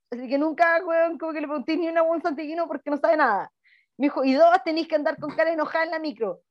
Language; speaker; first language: Spanish; native; Spanish